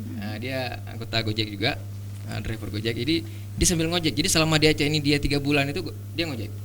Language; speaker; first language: Indonesian; native; Indonesian